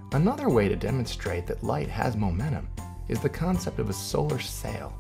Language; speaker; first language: English; native; English